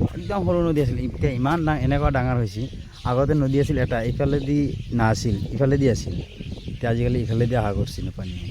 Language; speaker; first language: Assamese; non-native, local second language; Bangla